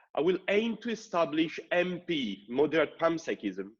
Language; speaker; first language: English; non-native, fluent; Italian